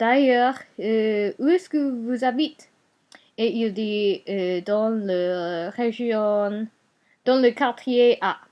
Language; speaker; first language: French; non-native, learner; Japanese